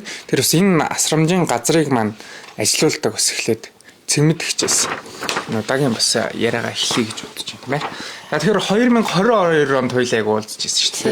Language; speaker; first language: Mongolian; native; Mongolian